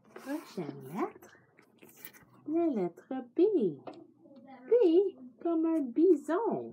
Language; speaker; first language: French; non-native, fluent; English